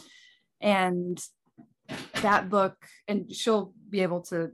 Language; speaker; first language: English; native; English